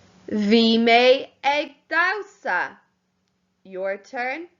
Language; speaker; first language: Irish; non-native, local second language; English